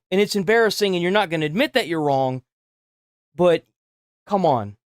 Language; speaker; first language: English; native; English